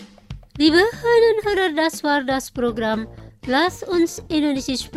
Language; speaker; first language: German; non-native, fluent; Indonesian